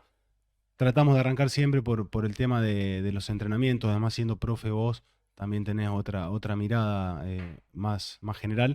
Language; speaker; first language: Spanish; native; Spanish